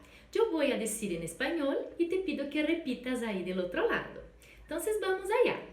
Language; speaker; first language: Spanish; non-native, fluent; Portuguese